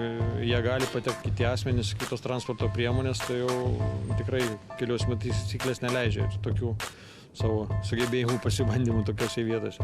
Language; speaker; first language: Lithuanian; native; Lithuanian